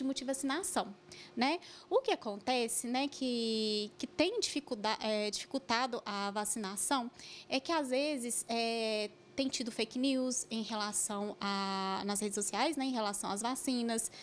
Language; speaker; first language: Portuguese; native; Portuguese